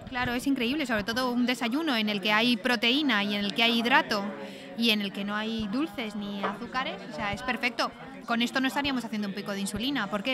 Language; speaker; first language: Spanish; native; Spanish